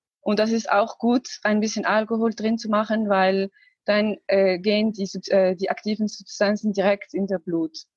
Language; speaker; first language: German; non-native, learner; Arabic